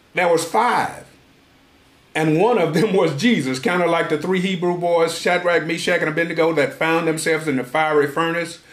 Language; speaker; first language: English; native; English